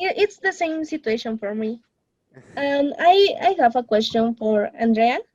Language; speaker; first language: English; non-native, learner; Spanish